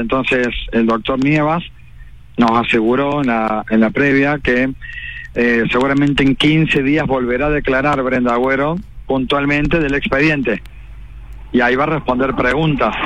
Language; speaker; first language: Spanish; native; Spanish